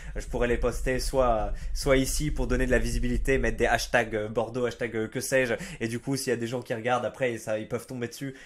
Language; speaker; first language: French; native; French